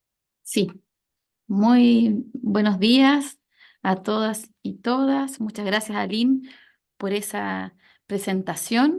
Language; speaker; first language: Spanish; native; Spanish